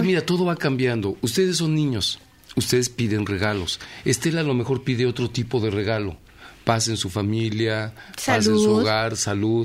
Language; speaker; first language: Spanish; native; Spanish